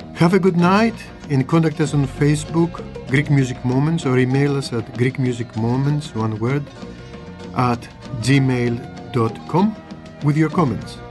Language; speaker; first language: English; non-native, fluent; Greek